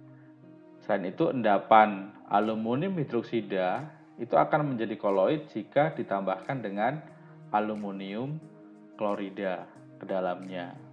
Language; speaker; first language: Indonesian; native; Indonesian